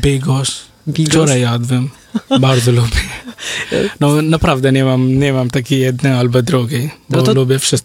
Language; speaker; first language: Polish; non-native, learner; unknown